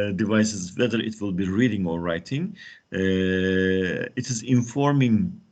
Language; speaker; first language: English; non-native, fluent; Turkish